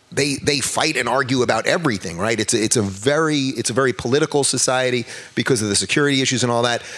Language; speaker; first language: English; native; English